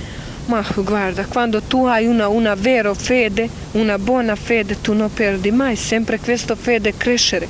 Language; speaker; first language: Italian; non-native, learner; Croatian